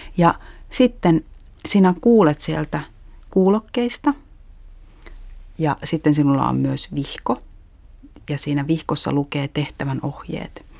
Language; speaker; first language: Finnish; native; Finnish